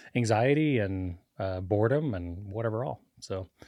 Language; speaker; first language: English; non-native, fluent; Spanish